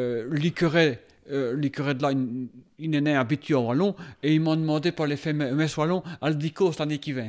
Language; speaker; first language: French; native; French